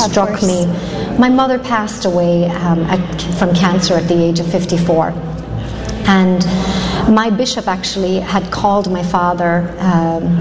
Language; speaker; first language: English; native; English